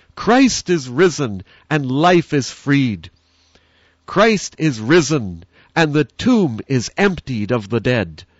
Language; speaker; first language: English; native; English